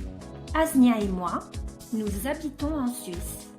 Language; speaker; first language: French; non-native, fluent; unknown